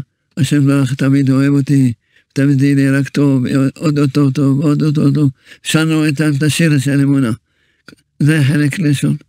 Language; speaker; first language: Hebrew; early bilingual, other home language; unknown